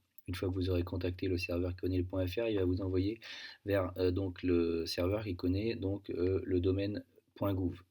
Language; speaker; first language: French; native; French